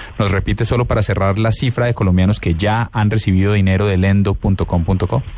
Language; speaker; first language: Spanish; native; Spanish